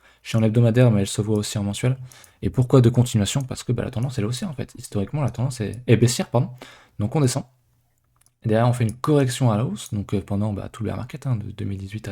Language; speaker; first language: French; native; French